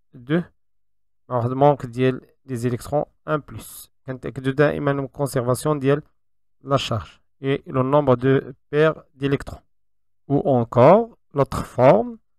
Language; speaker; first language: French; non-native, local second language; Arabic